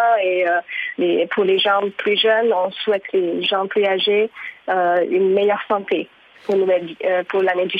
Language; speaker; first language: French; non-native, fluent; Chinese